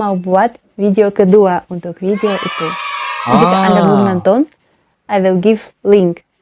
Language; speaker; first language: Indonesian; non-native, learner; Russian